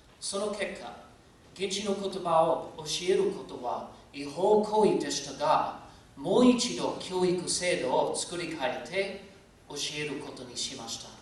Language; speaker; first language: Japanese; non-native, fluent; English